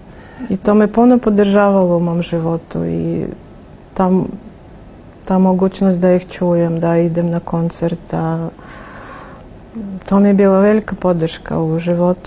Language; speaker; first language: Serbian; non-native, fluent; Russian